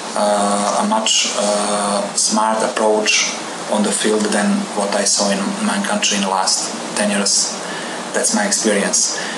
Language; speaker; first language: English; non-native, learner; Serbian